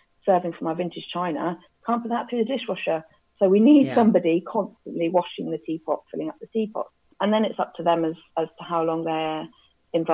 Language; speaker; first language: English; native; English